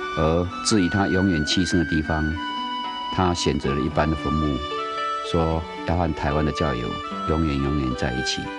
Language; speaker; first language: Chinese; native; Chinese